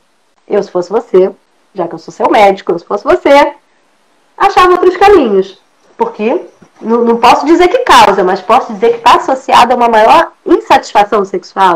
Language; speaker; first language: Portuguese; native; Portuguese